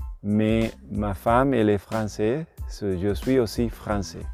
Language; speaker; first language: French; non-native, learner; Spanish